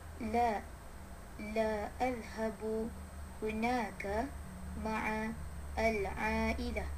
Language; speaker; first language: Arabic; non-native, learner; Malay